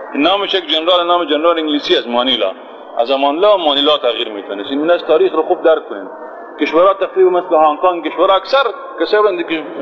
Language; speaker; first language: Persian; native; Persian